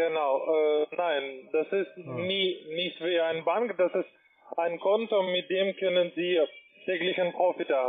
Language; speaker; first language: German; non-native, learner; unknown